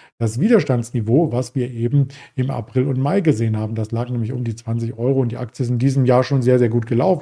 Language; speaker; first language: German; native; German